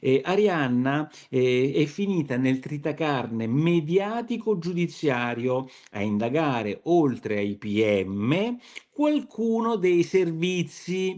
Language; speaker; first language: Italian; native; Italian